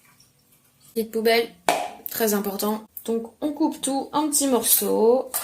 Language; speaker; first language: French; native; French